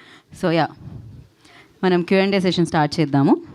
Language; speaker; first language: Telugu; native; Telugu